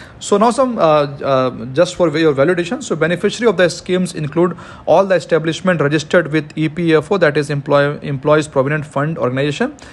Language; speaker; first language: English; non-native, local second language; Hindi